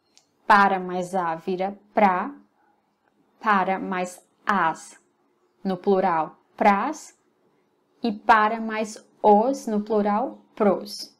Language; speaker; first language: Portuguese; non-native, fluent; English